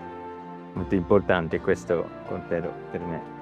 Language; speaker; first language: Italian; non-native, learner; Japanese